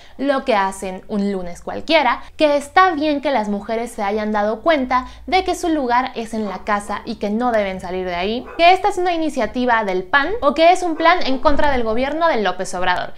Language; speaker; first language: Spanish; native; Spanish